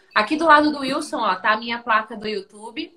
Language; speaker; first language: Portuguese; native; Portuguese